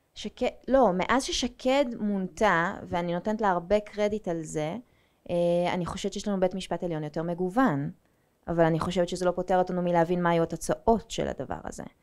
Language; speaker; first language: Hebrew; native; Hebrew